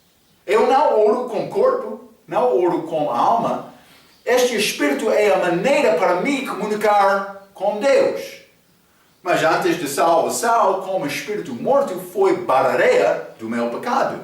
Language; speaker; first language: Portuguese; non-native, learner; English